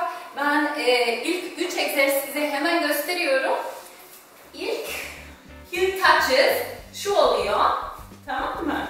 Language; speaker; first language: Turkish; non-native, fluent; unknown